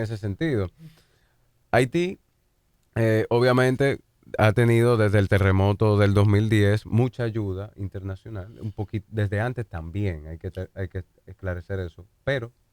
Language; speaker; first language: Spanish; native; Spanish